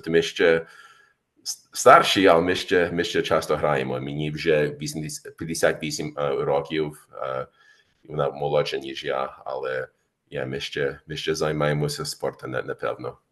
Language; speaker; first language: Ukrainian; early bilingual, heritage; Ukrainian